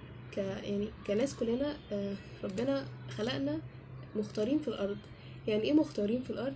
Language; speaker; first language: Arabic; native; Arabic